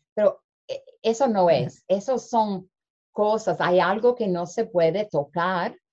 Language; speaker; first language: Spanish; early bilingual, heritage; Spanish